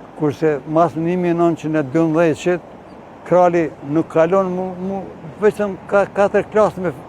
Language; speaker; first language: Albanian; native; Albanian